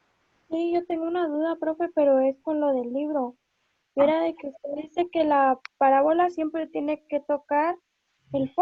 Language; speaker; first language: Spanish; native; Spanish